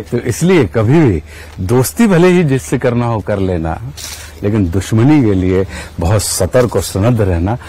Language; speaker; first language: Hindi; native; Hindi